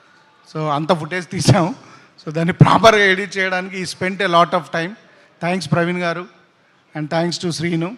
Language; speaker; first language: Telugu; native; Telugu